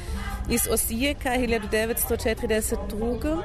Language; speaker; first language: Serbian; non-native, learner; German